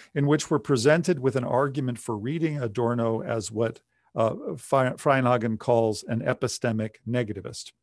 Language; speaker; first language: English; native; English